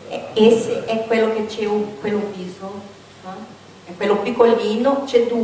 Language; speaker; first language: Italian; non-native, learner; Portuguese